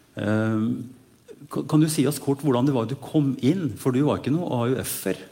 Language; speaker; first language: Norwegian; native; Norwegian